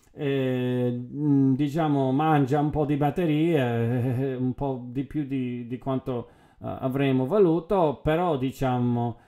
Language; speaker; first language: Italian; non-native, fluent; English